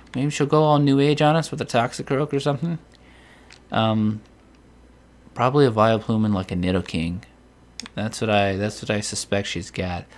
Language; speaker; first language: English; native; English